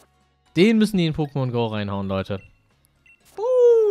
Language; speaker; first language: German; native; German